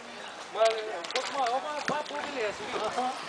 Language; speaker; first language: Portuguese; native; Portuguese